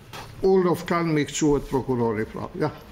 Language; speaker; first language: Swedish; non-native, fluent; Albanian